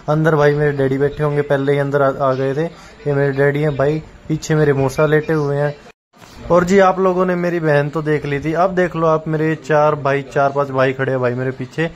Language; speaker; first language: Hindi; native; Hindi